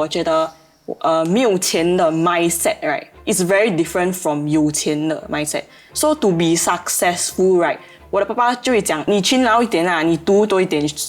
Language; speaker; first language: Chinese; non-native, local second language; English